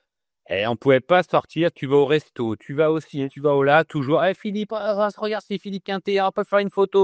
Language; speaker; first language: French; native; French